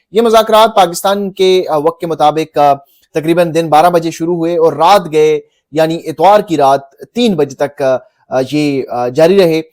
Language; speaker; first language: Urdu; native; Urdu